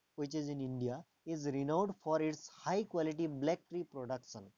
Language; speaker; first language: English; non-native, local second language; Assamese